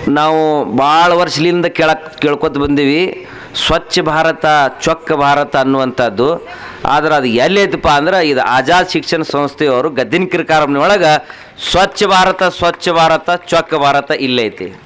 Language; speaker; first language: Kannada; non-native, local second language; Urdu